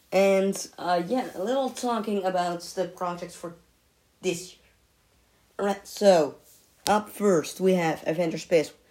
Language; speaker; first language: English; non-native, fluent; Dutch